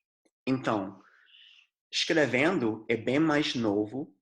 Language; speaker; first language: Portuguese; non-native, fluent; English